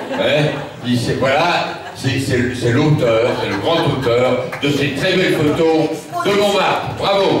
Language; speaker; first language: French; native; French